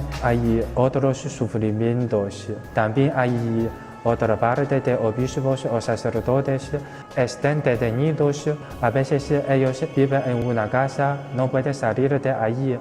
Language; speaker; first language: Spanish; non-native, learner; Chinese